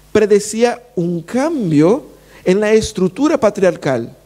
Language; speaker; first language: Spanish; non-native, fluent; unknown